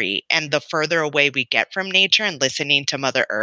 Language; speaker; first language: English; native; English